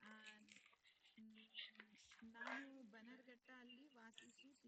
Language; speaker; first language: Kannada; non-native, learner; Hindi